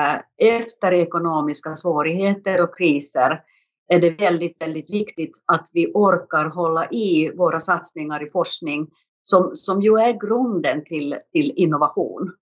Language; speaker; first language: Swedish; non-native, fluent; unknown